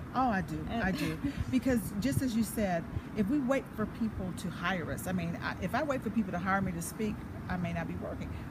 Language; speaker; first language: English; native; English